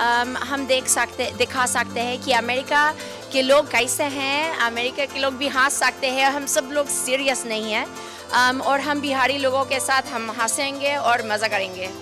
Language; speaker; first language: Hindi; non-native, fluent; English